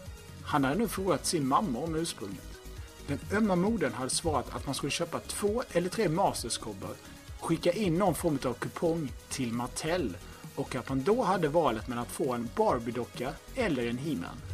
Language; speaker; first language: Swedish; native; Swedish